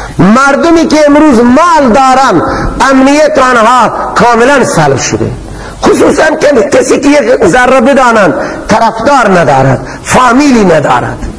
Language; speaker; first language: Persian; non-native, local second language; Baluchi